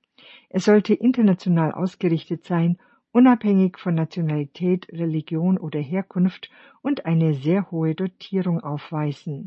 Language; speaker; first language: German; native; German